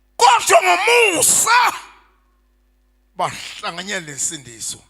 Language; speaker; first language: Zulu; non-native, local second language; Swati